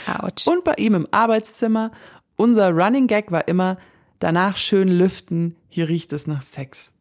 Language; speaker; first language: German; native; German